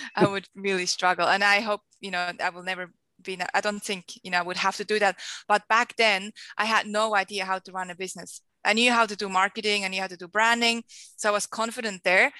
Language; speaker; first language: English; non-native, fluent; Swiss German